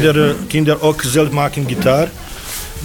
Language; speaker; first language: Dutch; non-native, learner; Bosnian